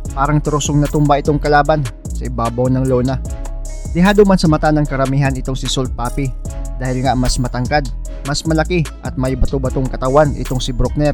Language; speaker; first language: Filipino; native; Filipino